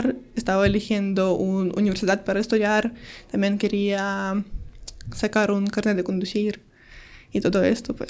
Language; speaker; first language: Spanish; non-native, learner; Ukrainian